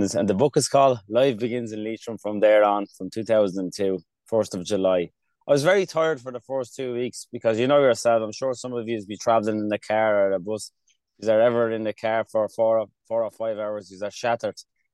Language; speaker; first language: English; early bilingual, other home language; Kurdish